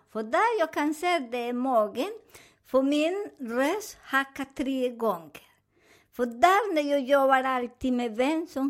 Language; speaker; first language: Swedish; non-native, learner; Spanish